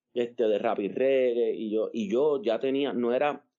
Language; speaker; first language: Spanish; native; Spanish